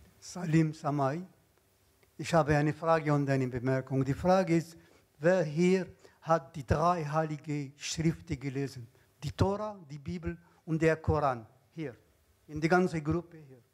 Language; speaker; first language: German; non-native, learner; Arabic